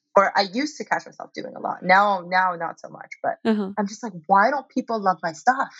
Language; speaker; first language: English; early bilingual, heritage; Chinese